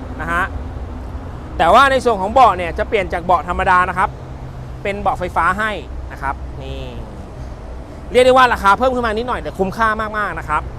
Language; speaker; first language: Thai; native; Thai